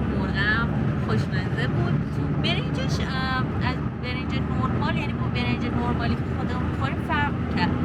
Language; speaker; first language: Persian; native; Persian